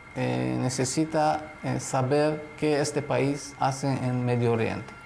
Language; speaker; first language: Spanish; non-native, fluent; Hebrew